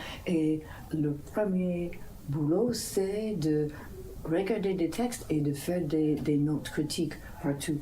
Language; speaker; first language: French; non-native, fluent; English